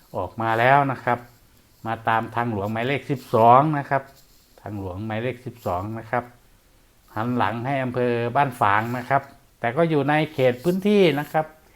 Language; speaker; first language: Thai; non-native, local second language; Northeastern Thai